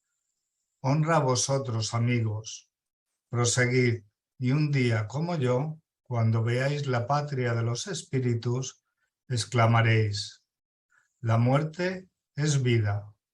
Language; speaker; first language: Spanish; native; Spanish